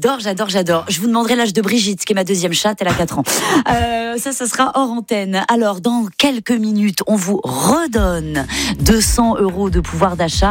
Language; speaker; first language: French; native; French